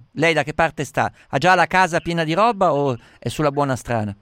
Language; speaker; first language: Italian; native; Italian